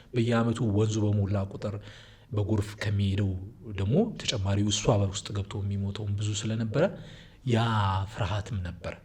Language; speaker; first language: Amharic; native; Amharic